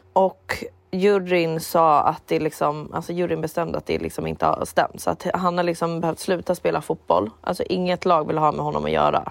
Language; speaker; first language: Swedish; native; Swedish